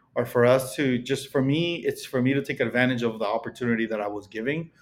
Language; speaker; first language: English; early bilingual, other home language; Spanish